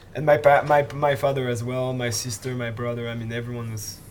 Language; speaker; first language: English; non-native, fluent; French